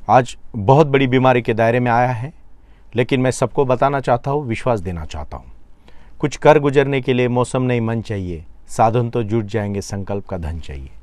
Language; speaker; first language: Hindi; non-native, local second language; Marathi